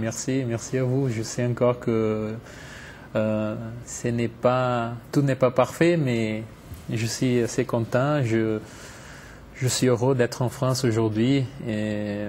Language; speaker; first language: French; non-native, fluent; Portuguese